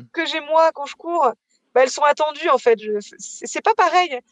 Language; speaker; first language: French; native; French